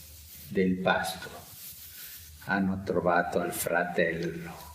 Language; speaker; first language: Italian; non-native, fluent; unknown